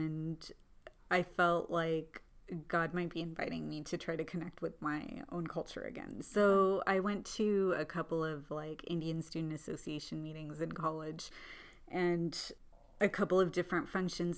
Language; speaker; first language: English; native; English